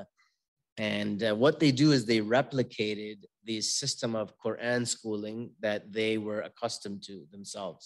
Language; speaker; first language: English; native; English